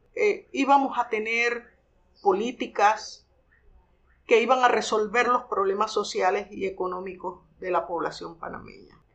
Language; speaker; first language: Spanish; native; Spanish